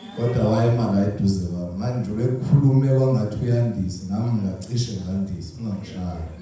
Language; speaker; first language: Zulu; non-native, local second language; Xhosa